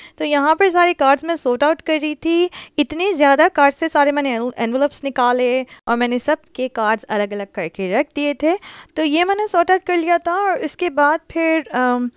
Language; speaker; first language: Urdu; native; Urdu